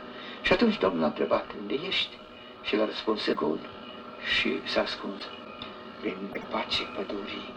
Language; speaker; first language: Romanian; native; Romanian